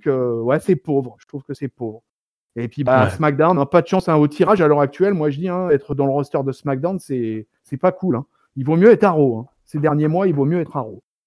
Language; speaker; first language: French; native; French